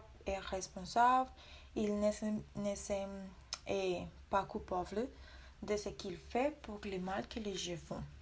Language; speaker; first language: French; non-native, learner; Spanish